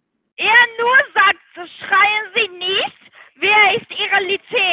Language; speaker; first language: German; non-native, learner; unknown